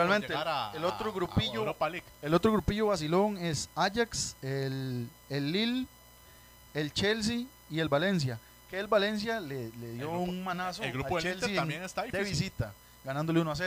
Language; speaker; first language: Spanish; native; Spanish